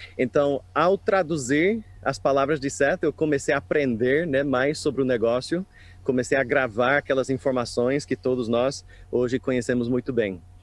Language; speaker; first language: Portuguese; non-native, fluent; English